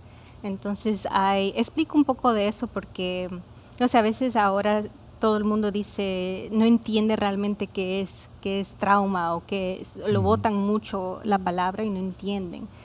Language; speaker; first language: Spanish; early bilingual, heritage; Spanish